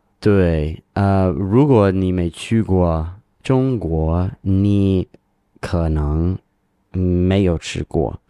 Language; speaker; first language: Chinese; non-native, learner; English